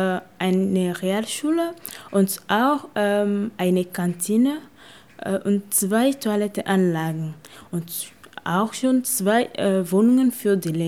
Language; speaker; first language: German; non-native, fluent; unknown